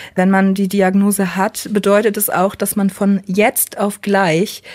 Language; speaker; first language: German; native; German